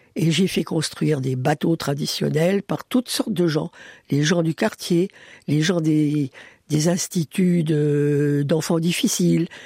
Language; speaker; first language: French; early bilingual, other home language; Hungarian